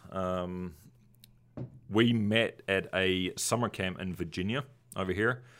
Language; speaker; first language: English; native; English